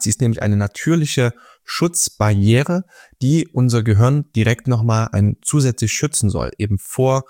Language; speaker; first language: German; native; German